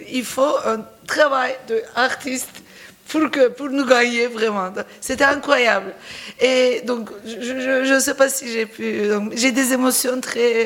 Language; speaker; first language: French; non-native, fluent; Turkish